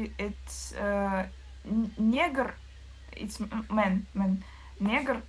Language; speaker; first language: English; non-native, learner; Russian